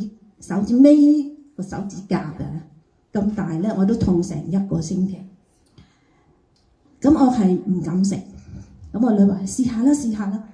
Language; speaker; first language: Cantonese; native; Cantonese